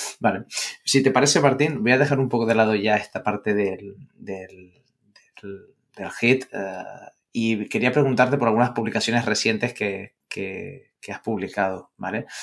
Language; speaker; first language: Spanish; native; Spanish